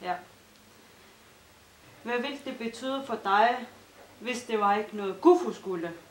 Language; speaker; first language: Danish; non-native, local second language; Kalaallisut